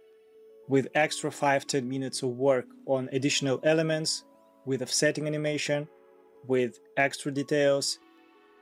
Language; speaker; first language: English; non-native, fluent; Russian